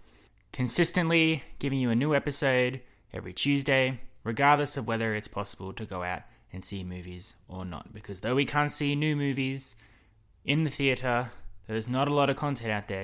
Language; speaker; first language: English; native; English